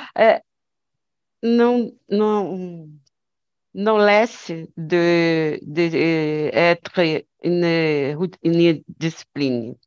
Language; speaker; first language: French; non-native, learner; Portuguese